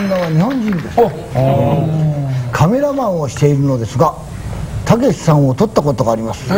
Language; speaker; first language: Japanese; native; Japanese